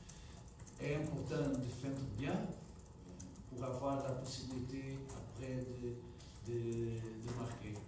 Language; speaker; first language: French; non-native, fluent; Portuguese